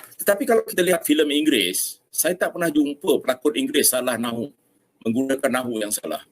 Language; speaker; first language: Malay; native; Malay